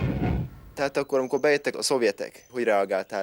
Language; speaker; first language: Hungarian; native; Hungarian